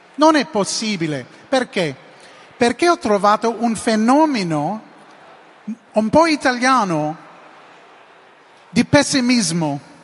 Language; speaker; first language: Italian; non-native, learner; English